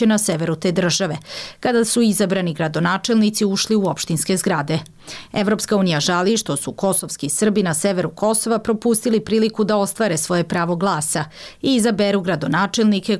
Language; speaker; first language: Serbian; native; Serbian